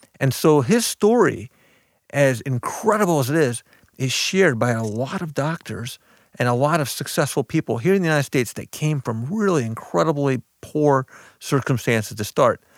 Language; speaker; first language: English; early bilingual, other home language; Arabic